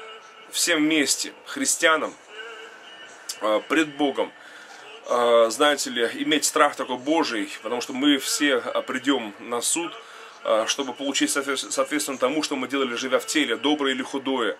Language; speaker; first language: Russian; native; Russian